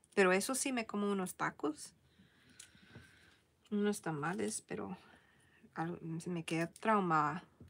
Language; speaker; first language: Spanish; early bilingual, heritage; Spanish